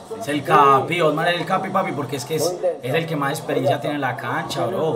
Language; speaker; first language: Spanish; native; Spanish